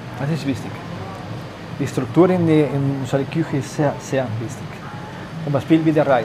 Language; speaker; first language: German; non-native, learner; Spanish